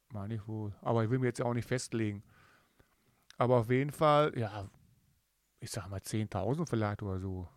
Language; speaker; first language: German; native; German